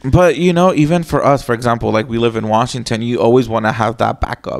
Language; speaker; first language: English; early bilingual, other home language; Spanish